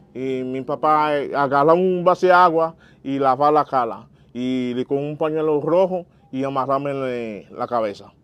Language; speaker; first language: Spanish; non-native, fluent; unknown